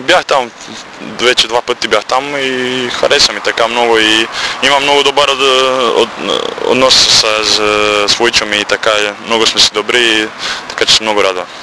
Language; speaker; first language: Bulgarian; non-native, learner; Croatian